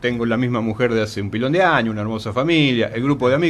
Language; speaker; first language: Spanish; native; Spanish